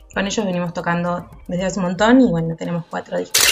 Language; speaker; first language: Spanish; native; Spanish